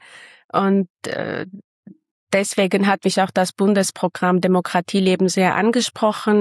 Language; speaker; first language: German; non-native, fluent; Armenian